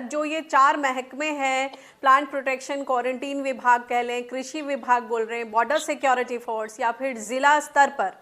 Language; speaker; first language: Hindi; native; Hindi